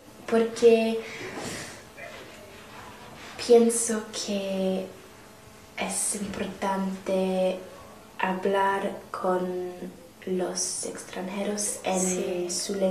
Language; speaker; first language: Spanish; non-native, learner; English